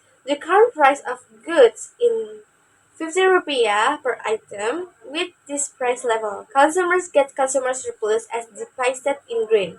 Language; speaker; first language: English; non-native, learner; Indonesian